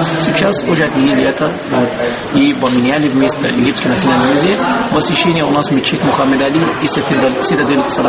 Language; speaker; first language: Russian; non-native, fluent; Arabic